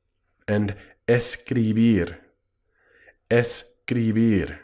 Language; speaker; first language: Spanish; non-native, fluent; English